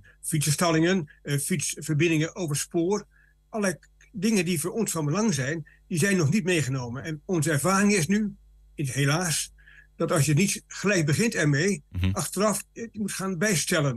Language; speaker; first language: Dutch; native; Dutch